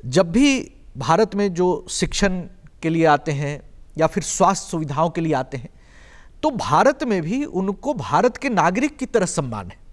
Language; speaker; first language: Hindi; native; Hindi